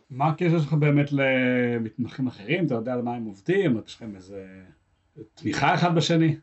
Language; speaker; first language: Hebrew; native; Hebrew